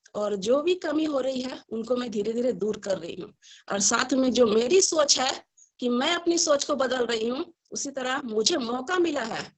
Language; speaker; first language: Hindi; native; Hindi